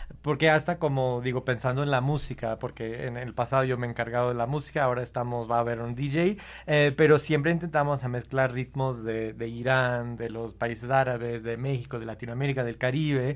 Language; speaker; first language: Spanish; non-native, fluent; English